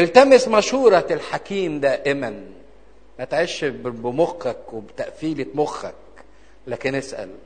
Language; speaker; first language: Arabic; native; Arabic